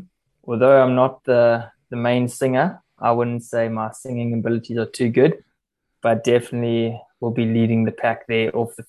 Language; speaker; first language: English; native; English